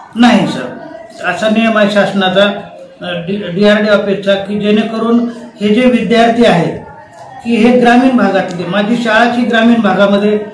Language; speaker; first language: Marathi; native; Marathi